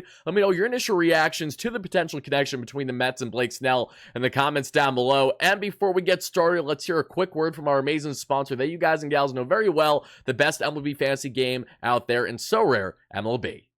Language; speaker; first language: English; native; English